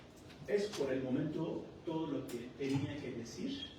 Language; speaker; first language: Spanish; non-native, fluent; Persian